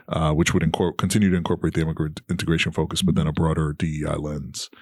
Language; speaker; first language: English; native; English